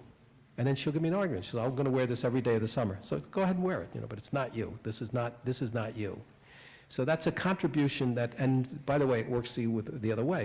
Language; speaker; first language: English; native; English